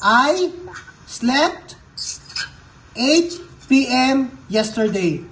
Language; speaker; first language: English; non-native, local second language; Filipino